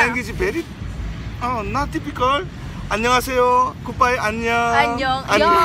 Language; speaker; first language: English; non-native, learner; Korean